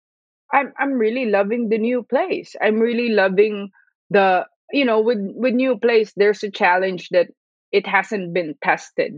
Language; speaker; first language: English; non-native, local second language; Filipino